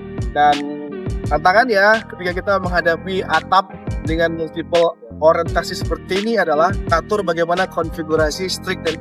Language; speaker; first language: Indonesian; native; Indonesian